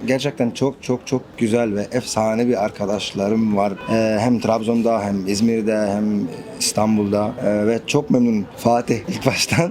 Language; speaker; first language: Turkish; non-native, learner; Arabic